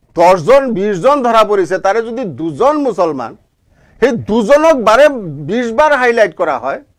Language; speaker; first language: Assamese; non-native, local second language; Bangla